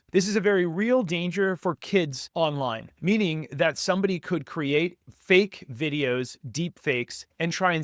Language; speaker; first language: English; native; English